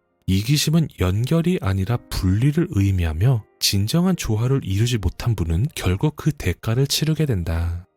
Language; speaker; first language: Korean; native; Korean